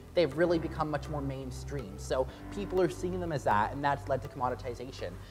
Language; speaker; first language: English; native; English